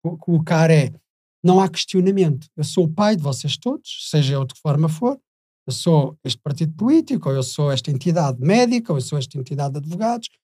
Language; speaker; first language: Portuguese; native; Portuguese